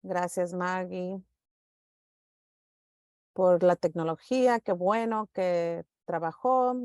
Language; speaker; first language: Spanish; early bilingual, heritage; English